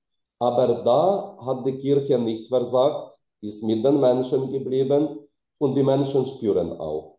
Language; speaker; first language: German; non-native, fluent; Ukrainian